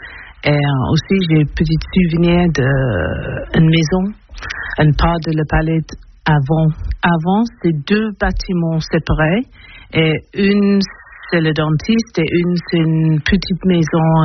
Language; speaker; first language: French; non-native, learner; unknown